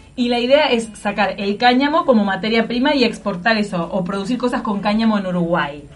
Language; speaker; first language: Spanish; native; Spanish